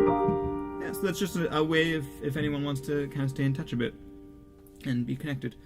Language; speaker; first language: English; native; English